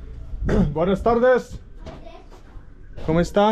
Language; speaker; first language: Spanish; non-native, learner; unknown